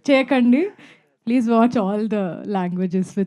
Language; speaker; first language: Telugu; non-native, fluent; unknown